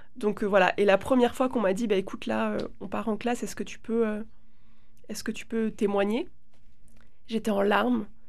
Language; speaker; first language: French; native; French